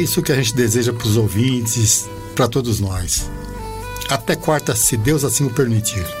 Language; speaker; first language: Portuguese; native; Portuguese